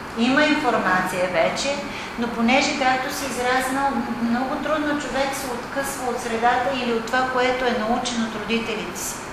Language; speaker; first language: Bulgarian; native; Bulgarian